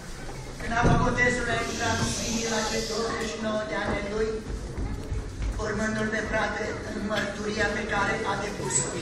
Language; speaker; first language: Romanian; native; Romanian